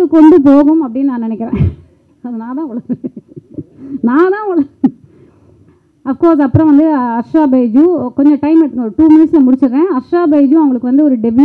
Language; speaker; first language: Tamil; native; Tamil